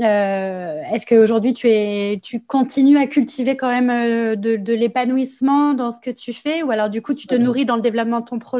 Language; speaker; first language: French; native; French